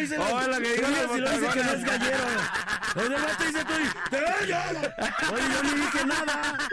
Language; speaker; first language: Spanish; native; Spanish